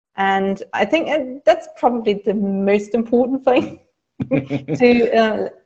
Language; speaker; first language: English; non-native, fluent; German